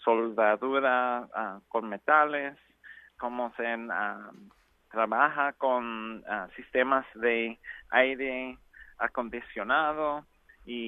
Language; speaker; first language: Spanish; non-native, learner; English